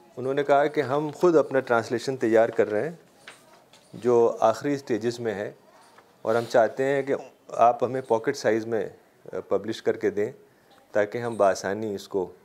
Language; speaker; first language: Urdu; native; Urdu